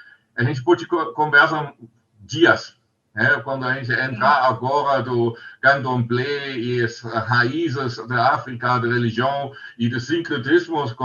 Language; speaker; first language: Portuguese; non-native, learner; German